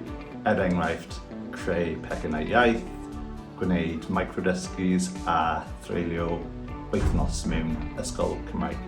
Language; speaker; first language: Welsh; non-native, local second language; English